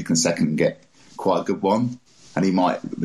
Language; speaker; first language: English; native; English